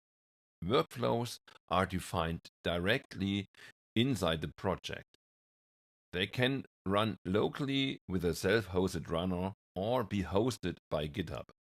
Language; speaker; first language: English; non-native, fluent; German